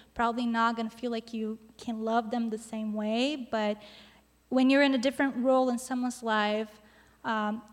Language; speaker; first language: English; non-native, fluent; Portuguese